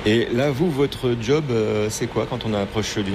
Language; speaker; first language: French; native; French